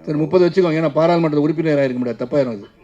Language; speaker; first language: Tamil; native; Tamil